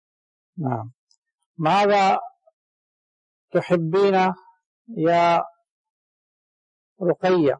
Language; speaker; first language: Arabic; non-native, fluent; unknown